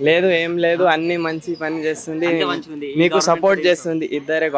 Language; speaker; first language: Telugu; non-native, local second language; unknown